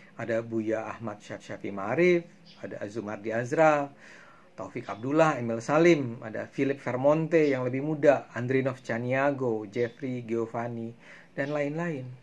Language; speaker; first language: Indonesian; native; Indonesian